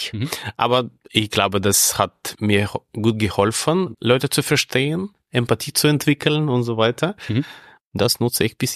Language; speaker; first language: German; non-native, fluent; Russian